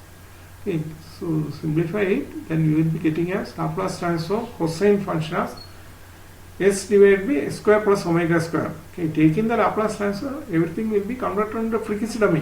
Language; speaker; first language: English; non-native, local second language; Malayalam